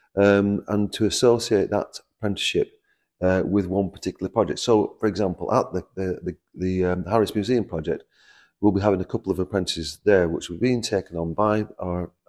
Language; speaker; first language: English; native; English